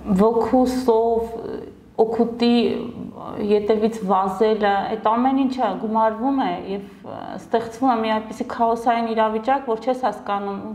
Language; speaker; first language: Armenian; native; Armenian